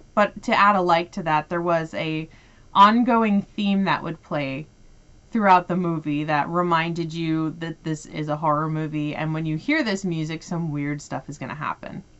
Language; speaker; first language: English; native; English